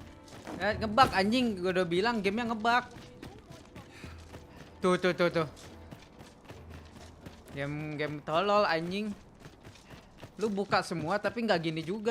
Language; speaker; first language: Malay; non-native, local second language; Sundanese